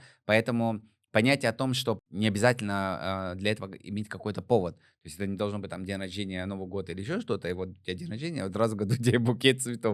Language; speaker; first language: Russian; native; Russian